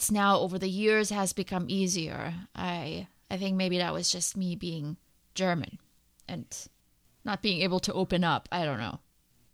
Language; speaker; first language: English; non-native, fluent; German